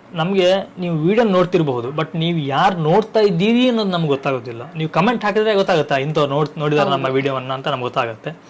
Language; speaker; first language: Kannada; non-native, local second language; Tulu